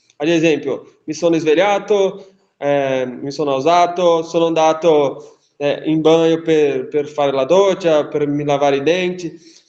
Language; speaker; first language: Italian; non-native, fluent; Portuguese